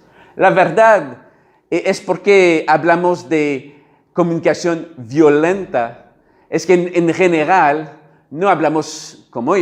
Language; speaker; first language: Spanish; non-native, learner; French